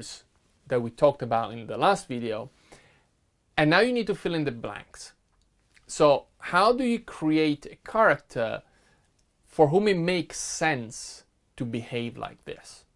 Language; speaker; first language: English; non-native, fluent; Italian